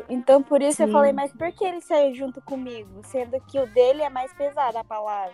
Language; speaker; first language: Portuguese; early bilingual, heritage; Japanese